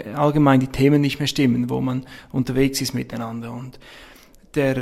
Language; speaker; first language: German; native; German